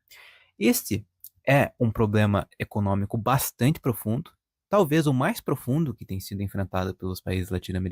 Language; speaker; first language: Portuguese; native; Portuguese